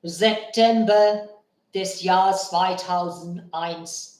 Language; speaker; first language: German; non-native, learner; Bangla